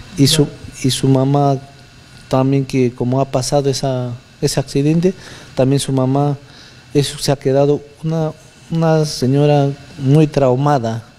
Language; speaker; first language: Spanish; native; Spanish